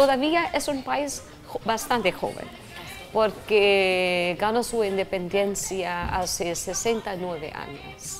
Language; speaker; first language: Spanish; non-native, fluent; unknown